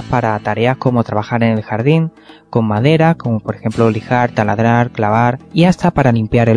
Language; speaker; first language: Spanish; native; Spanish